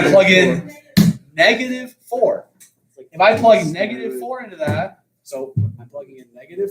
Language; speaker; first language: English; native; English